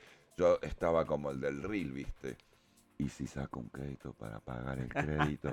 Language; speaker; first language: Spanish; native; Spanish